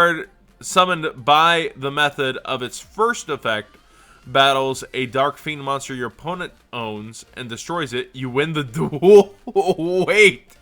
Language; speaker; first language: English; native; English